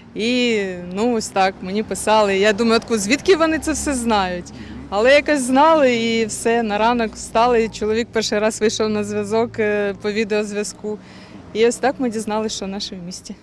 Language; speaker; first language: Ukrainian; non-native, local second language; Russian